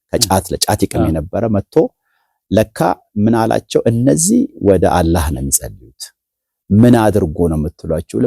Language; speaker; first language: Amharic; native; Amharic